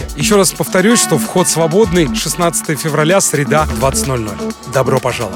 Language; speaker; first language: Russian; native; Russian